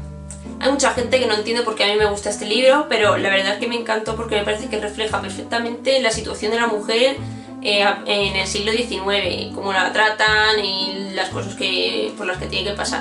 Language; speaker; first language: Spanish; native; Spanish